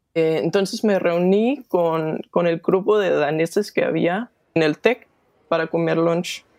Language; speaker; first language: Spanish; non-native, fluent; Danish